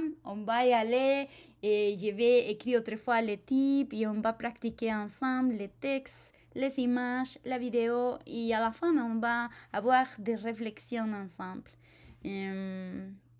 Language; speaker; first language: French; non-native, fluent; Spanish